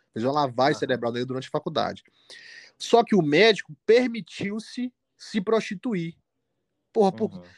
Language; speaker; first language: Portuguese; native; Portuguese